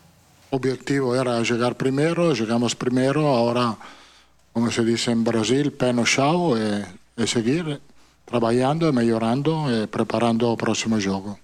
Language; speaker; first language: Portuguese; non-native, fluent; Italian